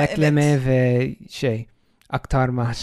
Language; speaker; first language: Turkish; non-native, fluent; English